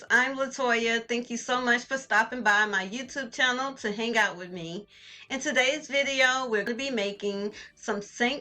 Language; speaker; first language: English; native; English